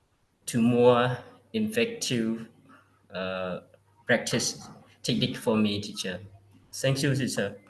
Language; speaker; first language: English; non-native, learner; Khmer